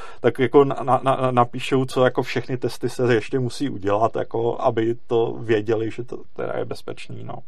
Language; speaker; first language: Czech; native; Czech